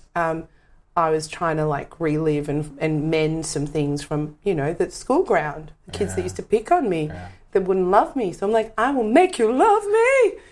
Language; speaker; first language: English; native; English